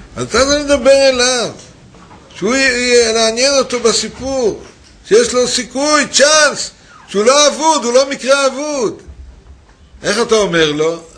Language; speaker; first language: Hebrew; native; Hebrew